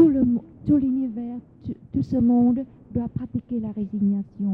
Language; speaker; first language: French; non-native, fluent; Vietnamese